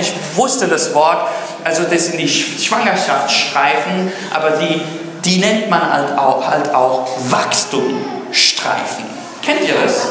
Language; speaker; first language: German; non-native, fluent; English